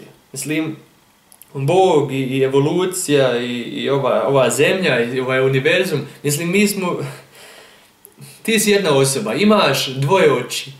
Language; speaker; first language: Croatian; early bilingual, heritage; German